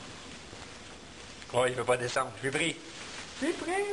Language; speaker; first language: French; native; French